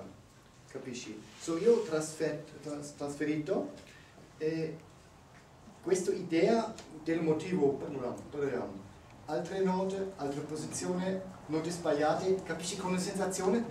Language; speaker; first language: Italian; non-native, learner; German